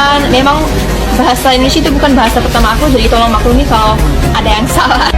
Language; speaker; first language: Indonesian; non-native, fluent; Japanese